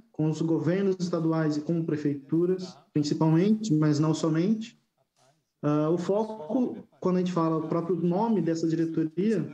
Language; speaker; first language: Portuguese; native; Portuguese